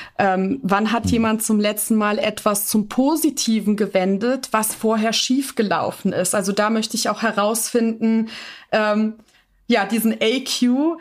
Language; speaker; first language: German; native; German